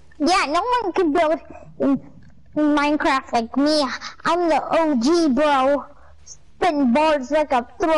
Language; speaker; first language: English; native; English